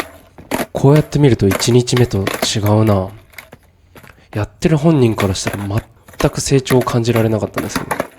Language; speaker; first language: Japanese; native; Japanese